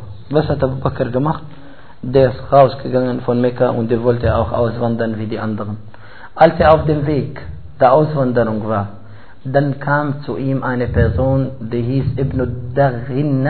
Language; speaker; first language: German; non-native, fluent; Arabic